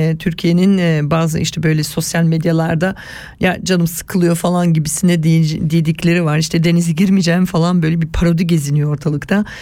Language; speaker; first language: Turkish; early bilingual, heritage; Turkish